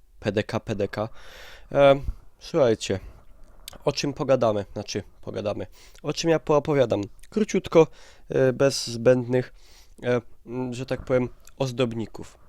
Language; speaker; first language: Polish; native; Polish